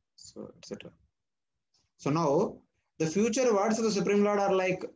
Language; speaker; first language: English; non-native, local second language; Telugu